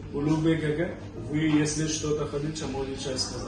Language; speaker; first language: Russian; non-native, learner; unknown